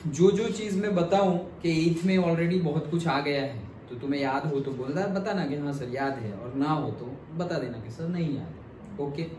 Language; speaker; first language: Hindi; non-native, local second language; Gujarati